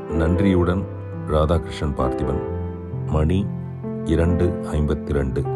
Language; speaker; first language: Tamil; non-native, local second language; Telugu